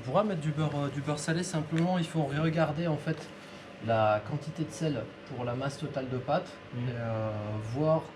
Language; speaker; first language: French; native; French